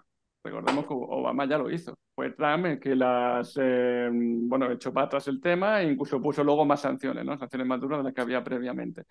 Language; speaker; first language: Spanish; native; Spanish